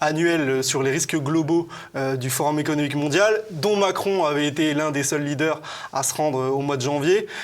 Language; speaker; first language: French; native; French